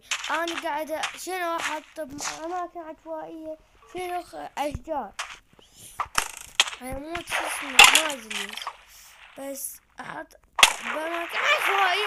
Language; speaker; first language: Arabic; early bilingual, heritage; Arabic